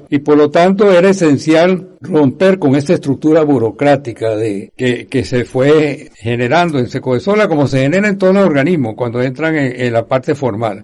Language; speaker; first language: Spanish; native; Spanish